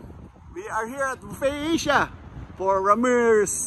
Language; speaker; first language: English; non-native, local second language; Filipino